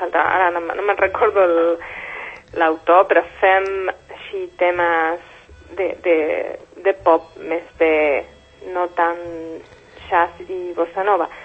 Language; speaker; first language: Catalan; non-native, fluent; Spanish